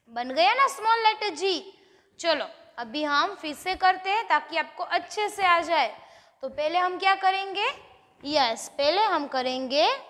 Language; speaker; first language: Hindi; non-native, local second language; Gujarati